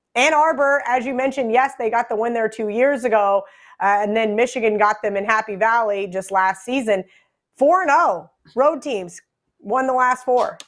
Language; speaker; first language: English; native; English